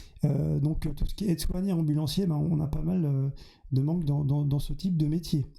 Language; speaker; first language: French; native; French